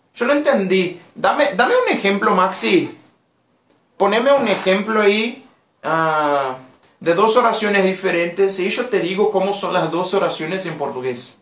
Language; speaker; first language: Spanish; non-native, fluent; Portuguese